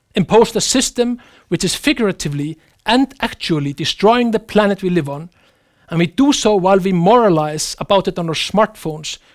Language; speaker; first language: English; non-native, fluent; Icelandic